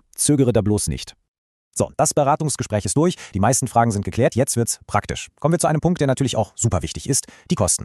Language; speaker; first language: German; native; German